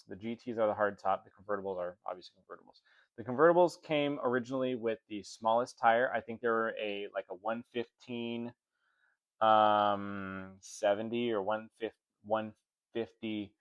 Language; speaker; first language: English; native; English